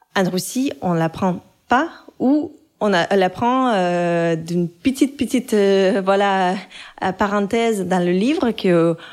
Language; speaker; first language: French; non-native, fluent; Russian